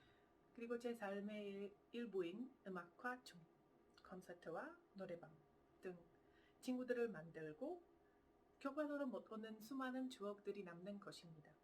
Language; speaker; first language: Korean; non-native, fluent; Czech